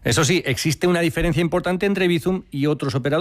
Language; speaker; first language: Spanish; native; Spanish